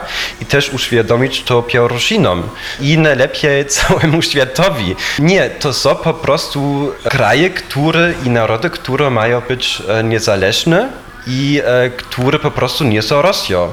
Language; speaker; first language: Polish; non-native, fluent; German